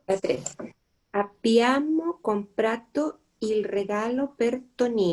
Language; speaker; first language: Italian; non-native, learner; Spanish